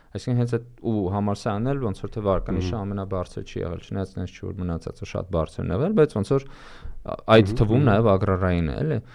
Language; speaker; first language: Armenian; native; Armenian